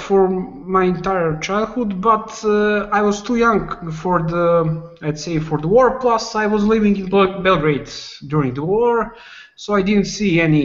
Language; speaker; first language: English; non-native, fluent; Serbian